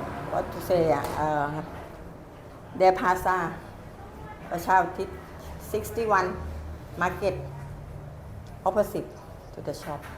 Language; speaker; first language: English; non-native, learner; Thai